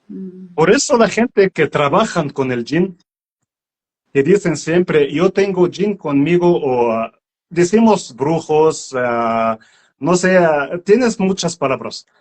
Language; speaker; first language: Spanish; non-native, learner; Arabic